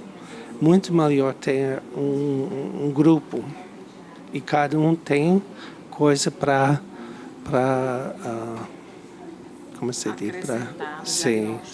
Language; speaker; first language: Portuguese; non-native, fluent; English